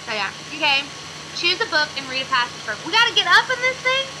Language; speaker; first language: English; native; English